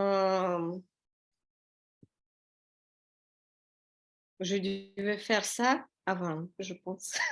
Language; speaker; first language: French; non-native, learner; Russian